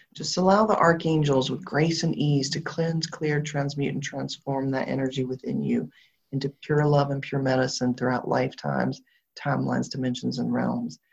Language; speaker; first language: English; native; English